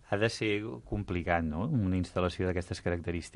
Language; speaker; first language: Catalan; native; Catalan